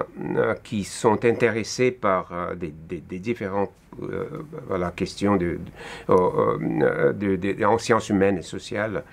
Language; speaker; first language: French; non-native, fluent; Russian